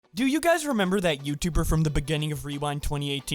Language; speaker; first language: English; native; English